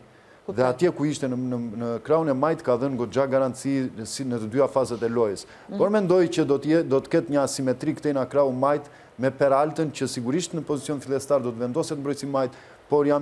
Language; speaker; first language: Albanian; native; Albanian